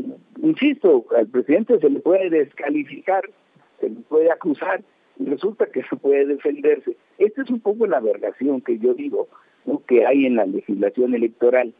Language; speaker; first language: Spanish; native; Spanish